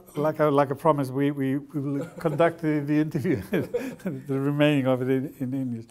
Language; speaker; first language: English; non-native, fluent; Icelandic